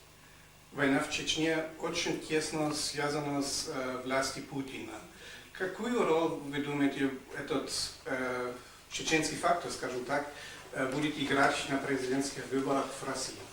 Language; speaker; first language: Russian; non-native, learner; German